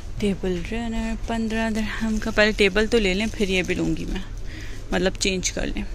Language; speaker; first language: Urdu; native; Urdu